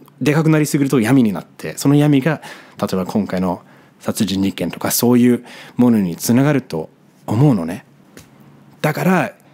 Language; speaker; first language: Japanese; non-native, fluent; English